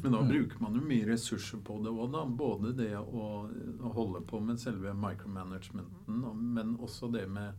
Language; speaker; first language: Norwegian; native; Norwegian